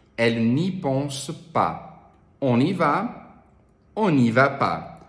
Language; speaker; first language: French; non-native, fluent; Portuguese